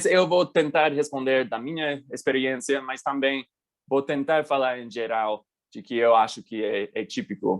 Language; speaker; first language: Portuguese; non-native, fluent; English